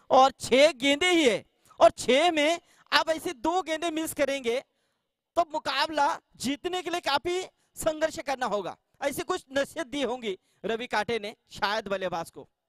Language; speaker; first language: Hindi; non-native, local second language; Marathi